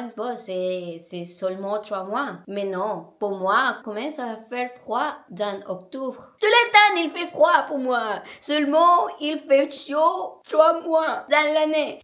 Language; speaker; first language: French; non-native, learner; Spanish